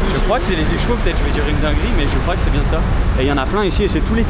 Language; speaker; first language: French; native; French